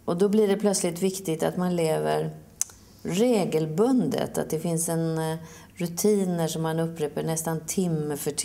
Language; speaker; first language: Swedish; native; Swedish